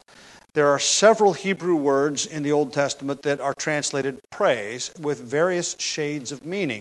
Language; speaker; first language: English; native; English